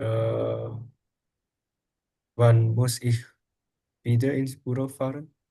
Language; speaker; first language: German; non-native, learner; Indonesian